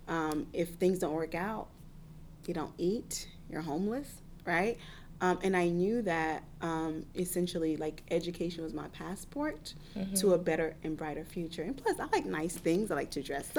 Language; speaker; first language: English; early bilingual, other home language; Haitian Creole